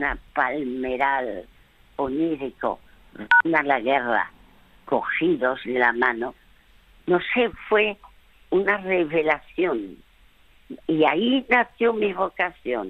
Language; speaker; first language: Spanish; early bilingual, other home language; French